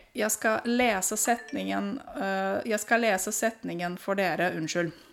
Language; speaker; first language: Norwegian; non-native, fluent; Romanian